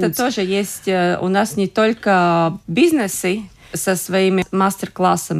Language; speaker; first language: Russian; non-native, local second language; Latvian